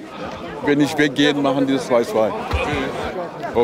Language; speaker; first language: German; non-native, fluent; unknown